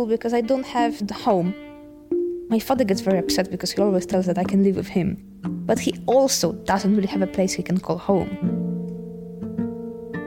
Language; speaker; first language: English; non-native, fluent; Polish